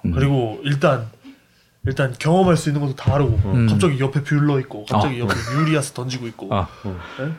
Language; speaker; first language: Korean; native; Korean